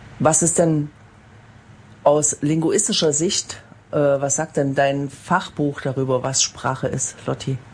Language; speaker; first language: German; native; German